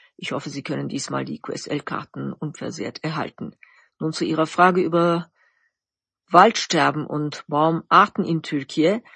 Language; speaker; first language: German; non-native, fluent; Turkish